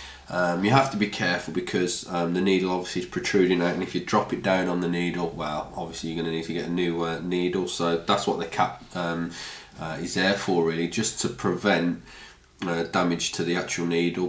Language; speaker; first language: English; native; English